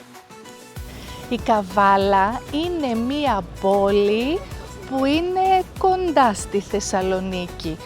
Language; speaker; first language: Greek; native; Greek